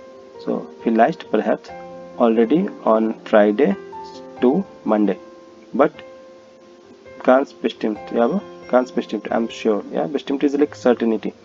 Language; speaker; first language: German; non-native, fluent; Hindi